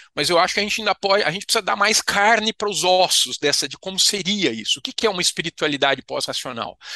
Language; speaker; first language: Portuguese; native; Portuguese